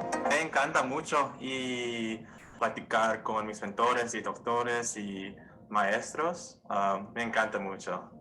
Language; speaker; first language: Spanish; non-native, learner; English